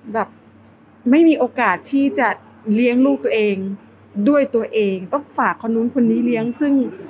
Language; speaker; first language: Thai; native; Thai